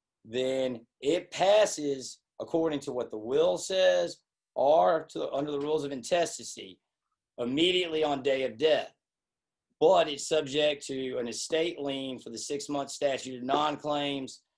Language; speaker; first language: English; native; English